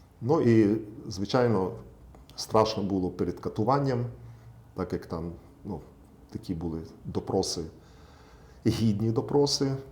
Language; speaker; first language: Ukrainian; native; Ukrainian